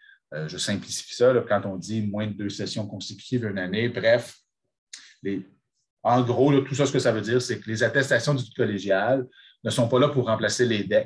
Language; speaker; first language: French; native; French